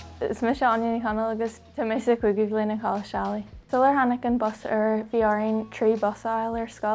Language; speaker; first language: Irish; native; Irish